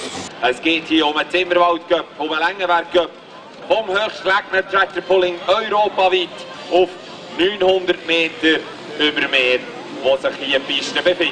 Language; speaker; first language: German; native; German